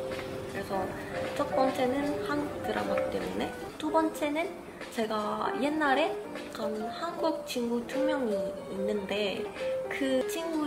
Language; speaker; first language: Korean; non-native, learner; Malay